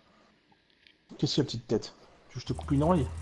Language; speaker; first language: French; native; French